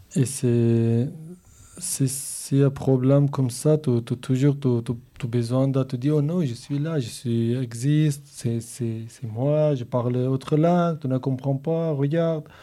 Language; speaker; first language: French; non-native, learner; Kurdish